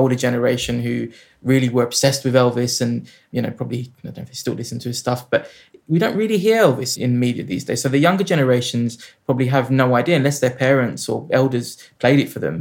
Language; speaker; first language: English; native; English